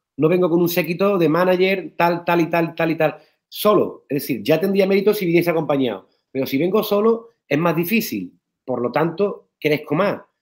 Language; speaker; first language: Spanish; native; Spanish